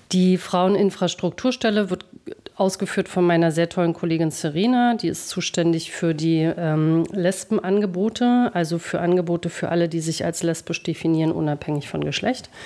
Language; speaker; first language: German; native; German